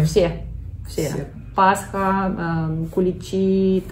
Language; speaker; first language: Russian; early bilingual, heritage; Russian